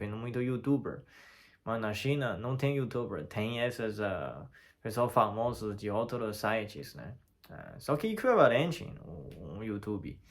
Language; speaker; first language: Portuguese; non-native, fluent; Chinese